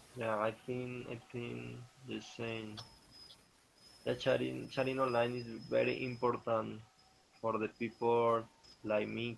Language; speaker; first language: English; non-native, learner; Spanish